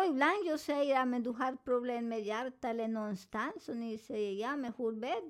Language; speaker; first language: Swedish; non-native, learner; Spanish